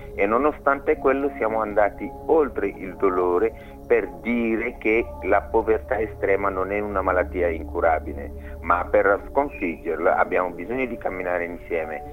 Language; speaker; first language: Italian; non-native, fluent; Wolof